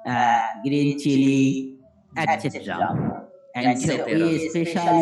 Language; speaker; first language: English; non-native, learner; Bangla